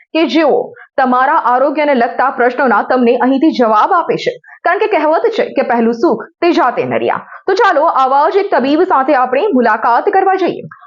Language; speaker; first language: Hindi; non-native, local second language; Gujarati